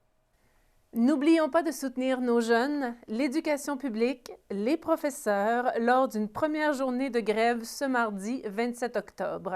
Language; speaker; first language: French; native; French